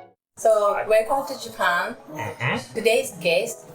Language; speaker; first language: English; non-native, learner; Japanese